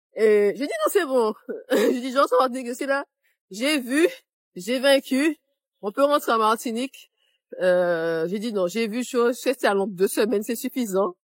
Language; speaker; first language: French; native; French